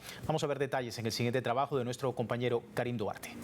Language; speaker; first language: Spanish; native; Spanish